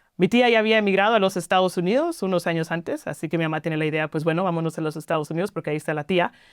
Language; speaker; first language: Spanish; native; Spanish